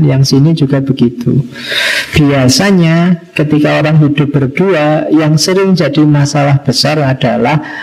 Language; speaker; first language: Indonesian; non-native, local second language; Javanese